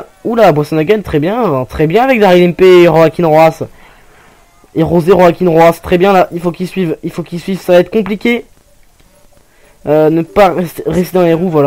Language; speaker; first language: French; native; French